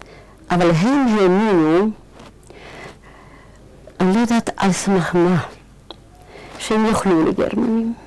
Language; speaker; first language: Hebrew; non-native, fluent; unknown